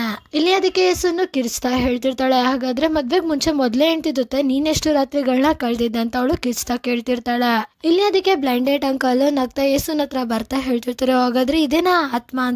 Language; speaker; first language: Kannada; native; Kannada